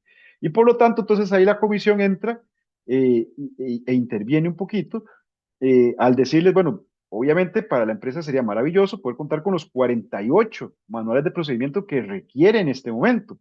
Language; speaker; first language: Spanish; native; Spanish